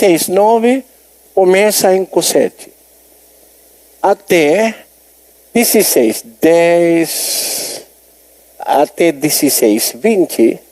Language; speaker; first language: Portuguese; non-native, learner; Filipino